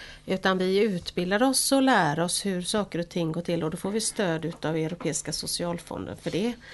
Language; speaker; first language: Swedish; native; Swedish